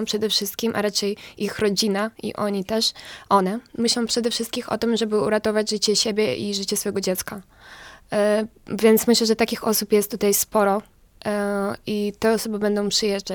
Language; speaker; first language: Polish; non-native, fluent; Ukrainian